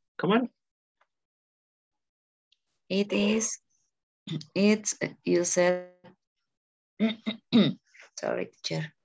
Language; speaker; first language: English; non-native, learner; Spanish